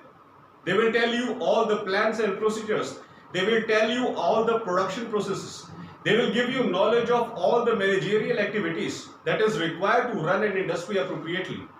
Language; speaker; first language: English; non-native, local second language; Hindi